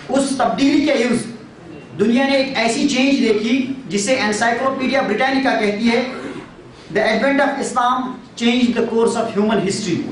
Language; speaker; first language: Urdu; native; Urdu